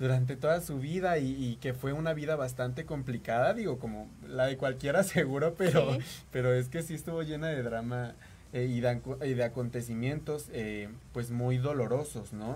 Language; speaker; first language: Spanish; native; Spanish